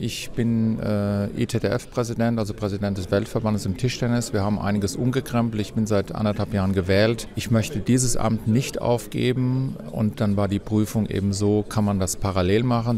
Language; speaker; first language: German; native; German